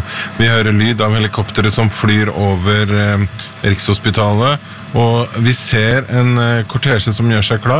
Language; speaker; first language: Norwegian; native; Norwegian